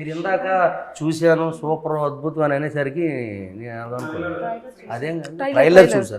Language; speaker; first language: Telugu; native; Telugu